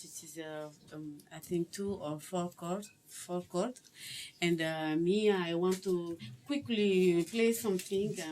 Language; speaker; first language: English; non-native, learner; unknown